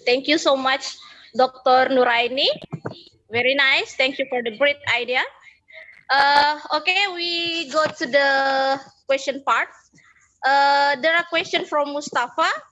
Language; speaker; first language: English; non-native, fluent; Indonesian